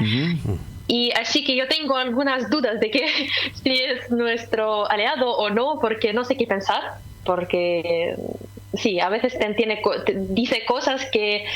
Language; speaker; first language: Spanish; non-native, fluent; Russian